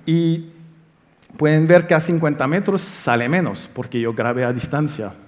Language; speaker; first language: Spanish; non-native, fluent; French